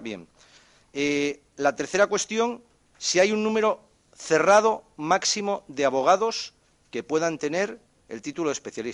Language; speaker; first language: Spanish; native; Spanish